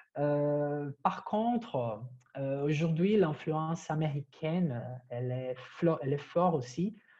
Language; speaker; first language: French; non-native, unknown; Portuguese